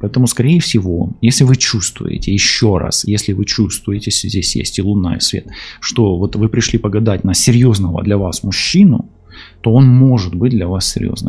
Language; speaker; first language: Russian; non-native, local second language; Ukrainian